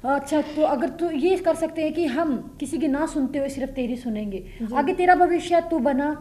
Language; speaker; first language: Hindi; native; Hindi